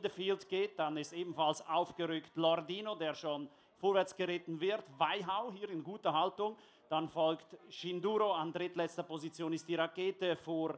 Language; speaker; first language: German; native; German